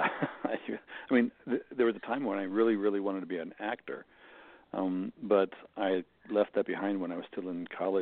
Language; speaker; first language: English; native; English